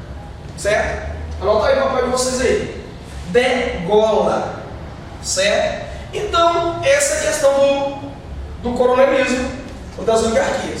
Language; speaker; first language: Portuguese; native; Portuguese